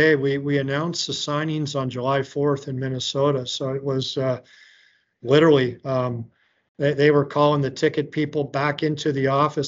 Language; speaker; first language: English; native; English